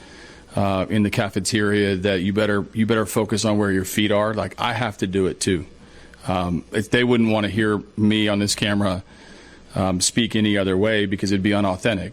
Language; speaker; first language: English; native; English